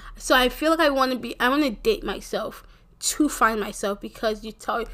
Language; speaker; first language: English; early bilingual, other home language; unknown